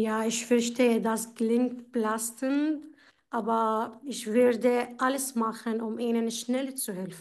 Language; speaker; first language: German; non-native, fluent; Arabic